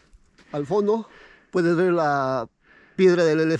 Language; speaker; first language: Spanish; native; Spanish